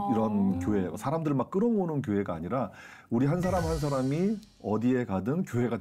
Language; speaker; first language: Korean; native; Korean